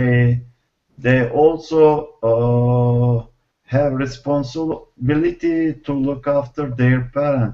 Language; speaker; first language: English; non-native, learner; Turkish